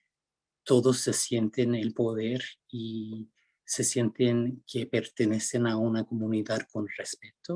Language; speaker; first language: Spanish; early bilingual, heritage; Spanish